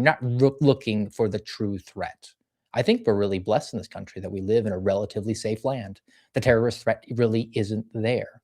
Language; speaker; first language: English; native; English